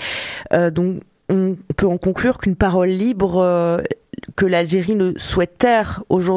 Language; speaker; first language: French; native; French